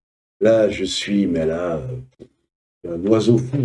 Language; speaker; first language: French; native; French